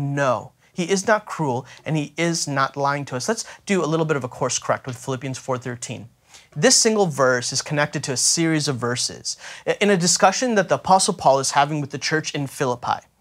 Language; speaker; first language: English; native; English